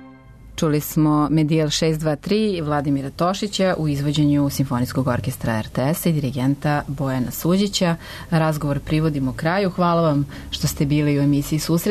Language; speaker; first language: Serbian; native; Serbian